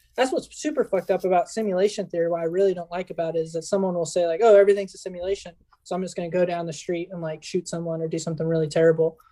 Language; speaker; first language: English; early bilingual, other home language; Spanish